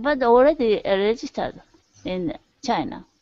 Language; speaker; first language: English; non-native, learner; Japanese